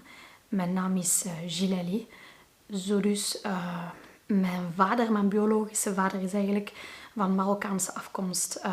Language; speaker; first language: Dutch; non-native, local second language; Arabic